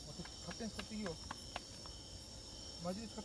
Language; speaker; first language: Japanese; native; Japanese